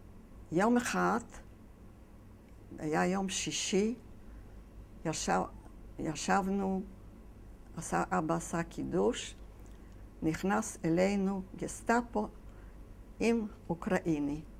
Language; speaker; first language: Hebrew; non-native, fluent; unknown